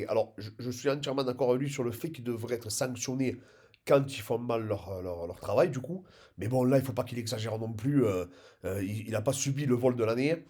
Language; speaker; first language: French; native; French